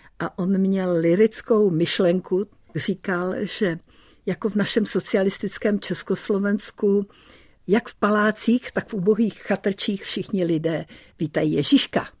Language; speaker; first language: Czech; early bilingual, heritage; Czech